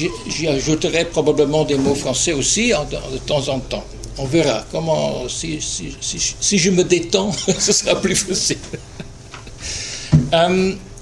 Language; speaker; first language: French; non-native, fluent; English